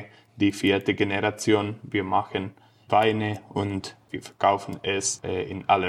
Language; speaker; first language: German; non-native, learner; Spanish